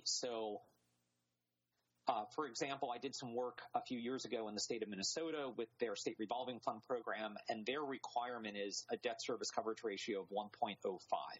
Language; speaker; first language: English; native; English